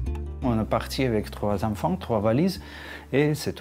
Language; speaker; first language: French; non-native, fluent; Russian